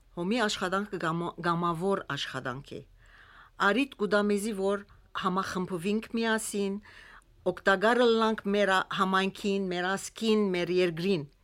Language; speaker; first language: Armenian; early bilingual, heritage; Armenian